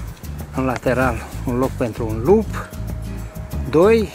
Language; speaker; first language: Romanian; native; Romanian